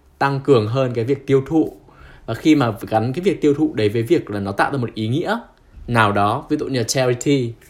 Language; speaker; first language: Vietnamese; native; Vietnamese